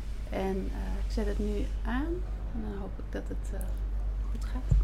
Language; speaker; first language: Dutch; native; Dutch